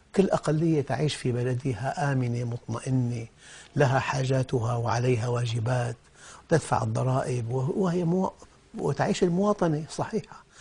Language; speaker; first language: Arabic; native; Arabic